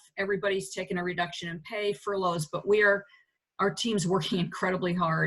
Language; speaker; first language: English; native; English